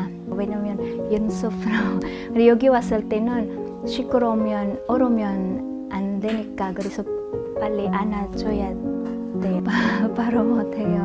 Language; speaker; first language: Korean; non-native, learner; Uzbek